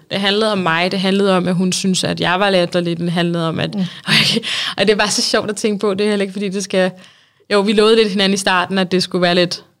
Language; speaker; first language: Danish; early bilingual, other home language; Arabic